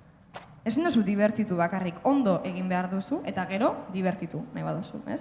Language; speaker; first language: Basque; native; Basque